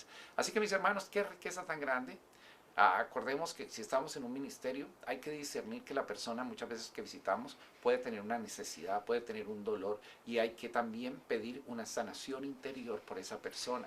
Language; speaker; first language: Spanish; native; Spanish